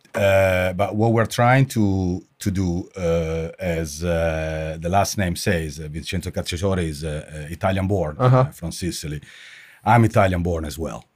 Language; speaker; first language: English; non-native, fluent; Italian